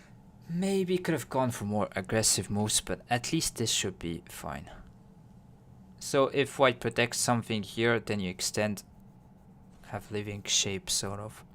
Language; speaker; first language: English; non-native, fluent; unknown